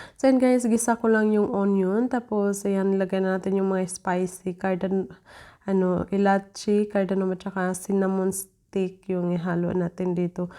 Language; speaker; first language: Filipino; native; Filipino